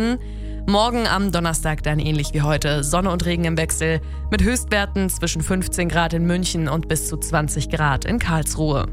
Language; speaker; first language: German; native; German